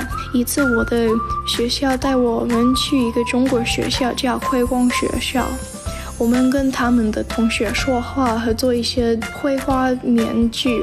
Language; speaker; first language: Chinese; non-native, learner; English